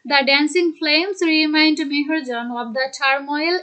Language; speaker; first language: English; non-native, local second language; Bangla